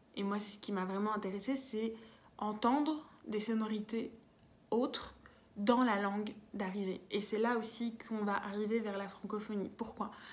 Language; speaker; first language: French; early bilingual, other home language; Arabic